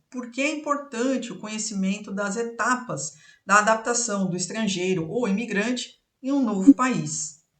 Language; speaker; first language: Portuguese; native; Portuguese